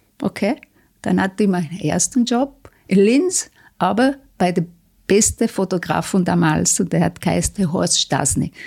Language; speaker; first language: German; non-native, fluent; Italian